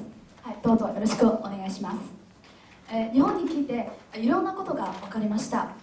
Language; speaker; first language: Japanese; non-native, fluent; Chinese